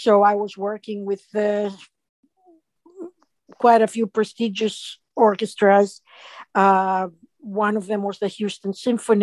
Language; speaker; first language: English; non-native, fluent; Spanish